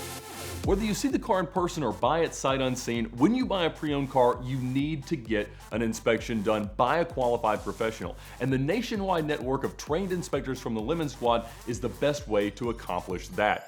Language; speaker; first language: English; native; English